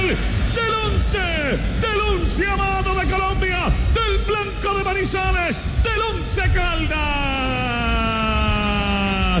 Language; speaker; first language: Spanish; native; Spanish